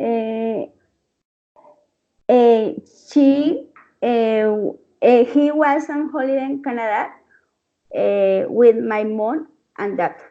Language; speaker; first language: English; non-native, learner; Spanish